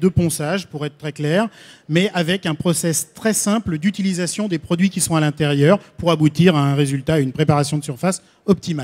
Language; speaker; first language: French; native; French